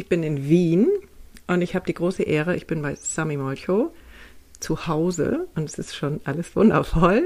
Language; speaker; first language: German; native; German